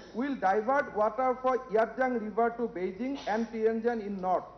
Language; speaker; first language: English; non-native, local second language; Assamese